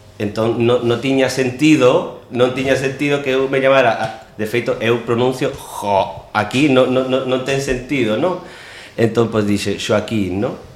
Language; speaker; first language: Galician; non-native, local second language; Spanish